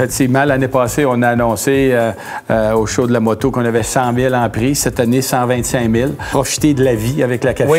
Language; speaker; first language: French; native; French